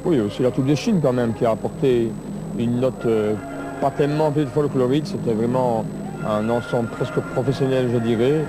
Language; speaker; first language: French; native; French